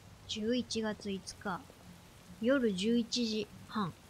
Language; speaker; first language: Japanese; native; Japanese